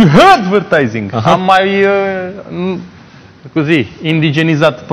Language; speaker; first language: Romanian; native; Romanian